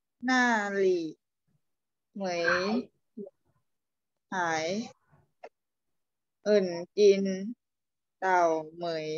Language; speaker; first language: Chinese; non-native, learner; Thai